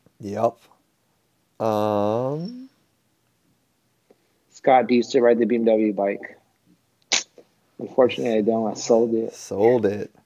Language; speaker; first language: English; native; English